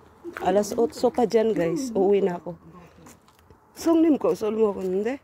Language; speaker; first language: Korean; non-native, learner; Filipino